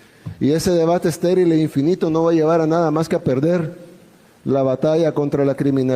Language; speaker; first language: Spanish; native; Spanish